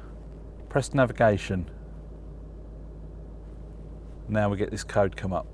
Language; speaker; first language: English; native; English